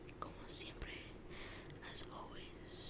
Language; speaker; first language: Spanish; non-native, learner; English